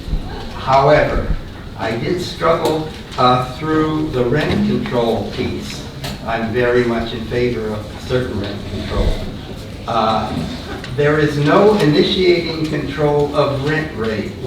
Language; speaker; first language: English; native; English